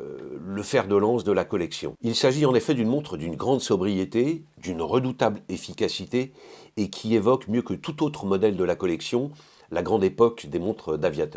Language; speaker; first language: French; native; French